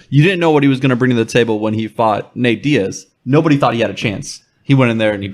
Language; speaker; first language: English; native; English